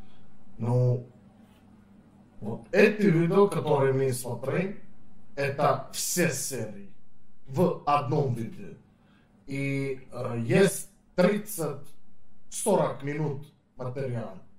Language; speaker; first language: Russian; non-native, learner; Serbian